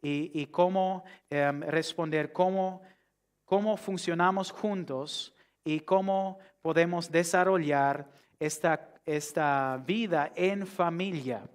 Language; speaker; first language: Spanish; non-native, fluent; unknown